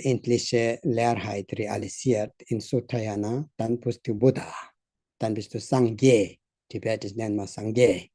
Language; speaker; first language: German; non-native, learner; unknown